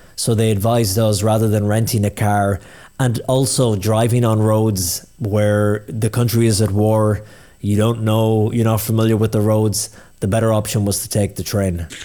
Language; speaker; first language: English; native; English